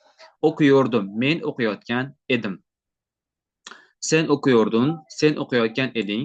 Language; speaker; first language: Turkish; non-native, fluent; Uzbek